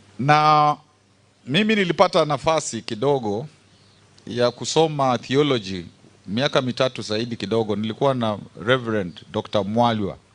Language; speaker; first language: Swahili; non-native, local second language; Kamba